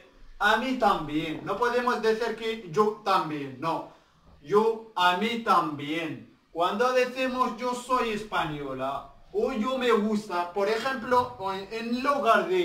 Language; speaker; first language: Spanish; non-native, learner; Arabic